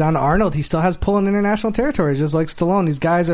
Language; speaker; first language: English; native; English